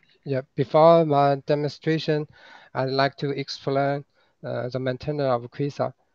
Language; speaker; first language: English; non-native, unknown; Chinese